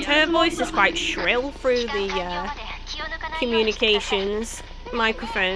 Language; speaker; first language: English; native; English